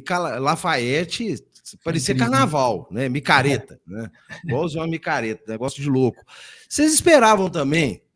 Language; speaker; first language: Portuguese; native; Portuguese